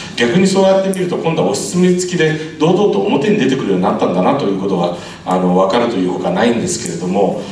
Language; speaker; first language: Japanese; native; Japanese